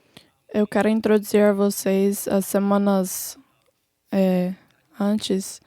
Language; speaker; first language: Portuguese; non-native, fluent; English